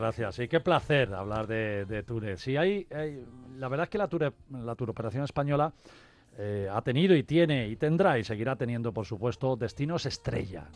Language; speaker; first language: Spanish; native; Spanish